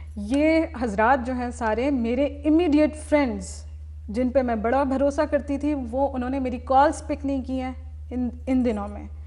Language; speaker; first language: Urdu; native; Urdu